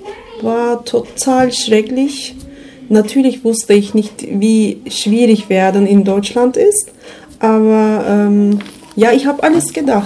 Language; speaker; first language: German; non-native, learner; Turkish